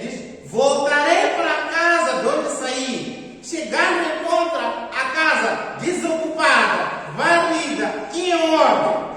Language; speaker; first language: Portuguese; non-native, local second language; Tsonga